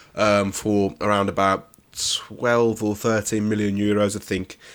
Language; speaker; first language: English; native; English